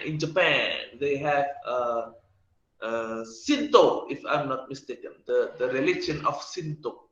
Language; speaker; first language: English; non-native, learner; Indonesian